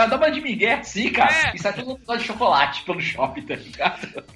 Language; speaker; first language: Portuguese; native; Portuguese